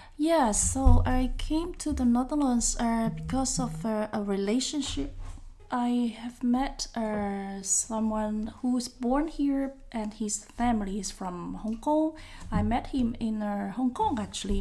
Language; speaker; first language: English; non-native, local second language; Cantonese